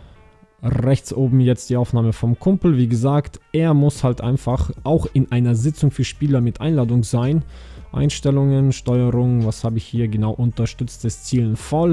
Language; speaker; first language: German; native; German